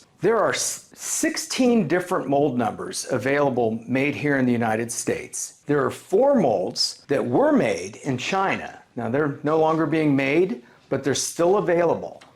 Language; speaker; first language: English; native; English